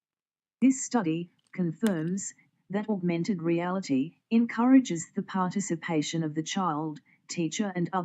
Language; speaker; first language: English; non-native, fluent; Portuguese